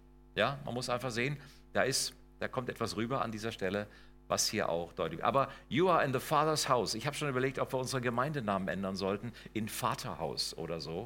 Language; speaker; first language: German; native; German